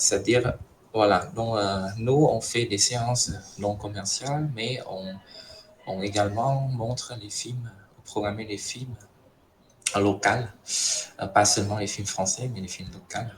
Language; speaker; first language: French; non-native, fluent; Khmer